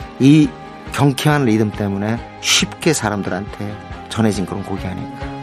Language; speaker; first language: Korean; native; Korean